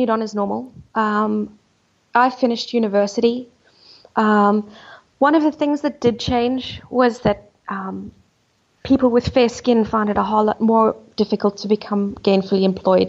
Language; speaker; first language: English; native; English